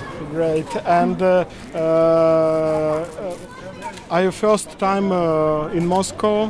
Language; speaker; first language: English; non-native, learner; Russian